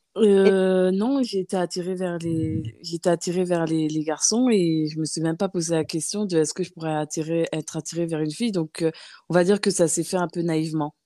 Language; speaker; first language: French; native; French